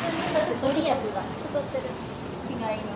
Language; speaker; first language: Japanese; native; Japanese